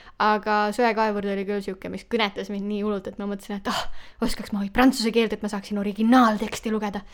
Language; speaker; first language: Estonian; native; Estonian